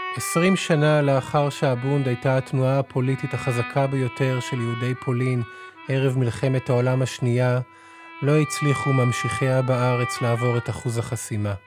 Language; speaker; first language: Hebrew; native; Hebrew